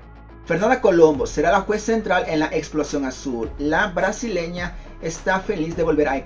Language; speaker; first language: Spanish; native; Spanish